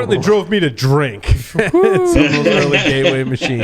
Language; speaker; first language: English; native; English